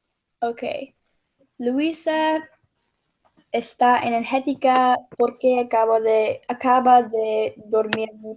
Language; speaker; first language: Spanish; non-native, learner; English